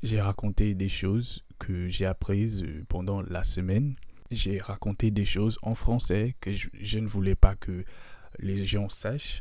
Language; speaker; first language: French; non-native, fluent; English